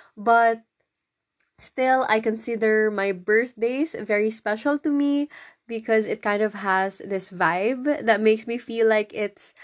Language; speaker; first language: English; non-native, local second language; Cebuano